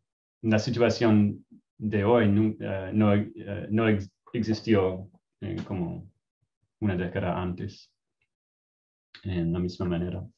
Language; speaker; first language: Spanish; non-native, fluent; English